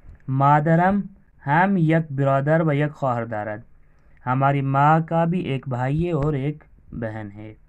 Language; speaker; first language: Persian; non-native, learner; Urdu